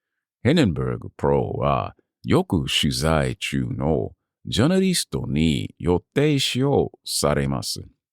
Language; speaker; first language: Japanese; non-native, learner; English